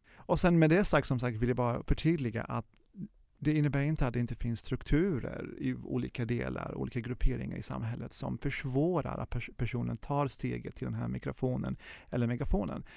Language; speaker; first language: Swedish; early bilingual, other home language; Arabic